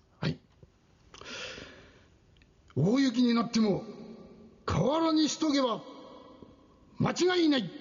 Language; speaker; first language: Japanese; native; Japanese